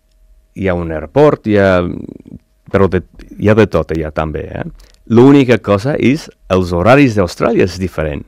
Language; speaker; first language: Catalan; non-native, learner; English